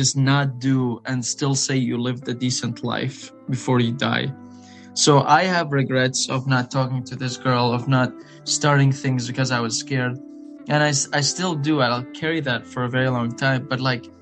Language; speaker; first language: English; non-native, fluent; Arabic